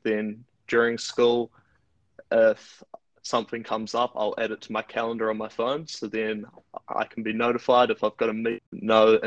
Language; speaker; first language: English; native; English